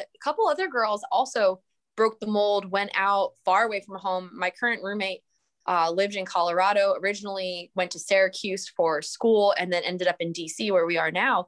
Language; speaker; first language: English; native; English